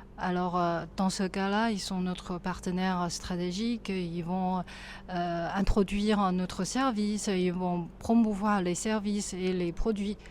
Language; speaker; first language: French; non-native, fluent; Chinese